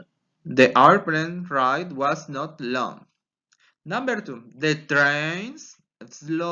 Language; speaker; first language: English; non-native, fluent; Spanish